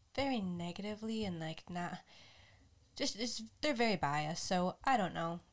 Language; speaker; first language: English; native; English